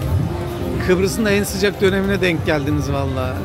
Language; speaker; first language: Turkish; native; Turkish